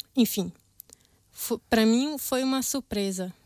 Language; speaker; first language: Portuguese; non-native, fluent; German